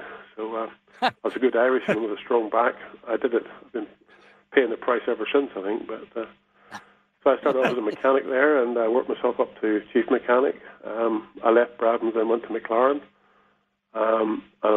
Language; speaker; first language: English; native; English